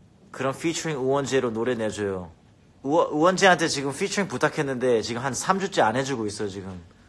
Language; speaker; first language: Korean; early bilingual, heritage; Korean